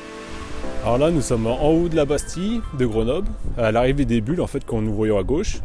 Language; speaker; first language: French; native; French